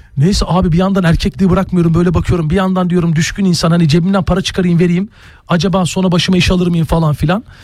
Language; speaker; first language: Turkish; native; Turkish